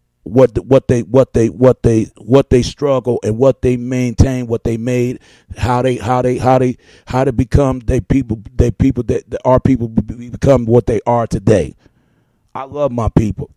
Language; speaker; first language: English; native; English